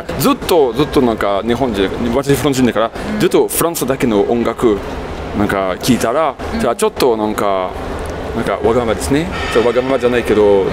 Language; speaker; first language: Japanese; non-native, fluent; French